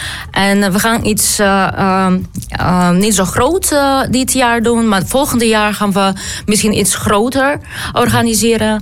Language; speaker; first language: Dutch; non-native, learner; Ukrainian